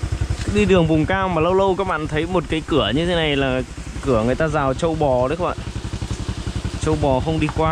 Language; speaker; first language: Vietnamese; native; Vietnamese